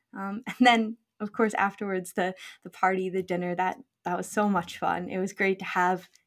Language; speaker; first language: English; native; English